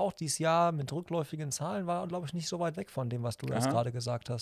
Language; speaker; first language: German; native; German